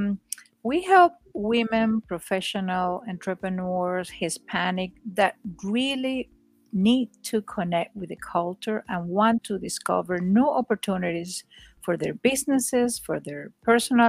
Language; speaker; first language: English; non-native, fluent; Spanish